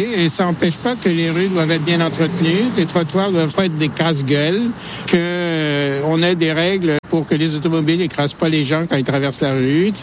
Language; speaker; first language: French; native; French